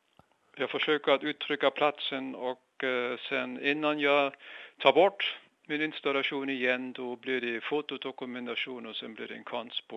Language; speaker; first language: Swedish; non-native, fluent; German